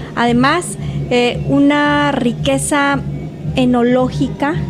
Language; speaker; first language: Spanish; native; Spanish